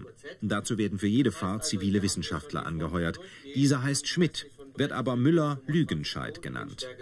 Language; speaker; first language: German; native; German